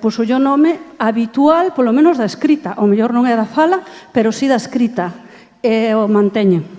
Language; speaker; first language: Galician; native; Galician